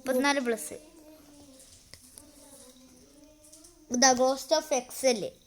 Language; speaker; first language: Malayalam; native; Malayalam